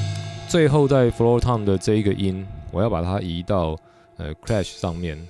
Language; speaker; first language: Chinese; native; Chinese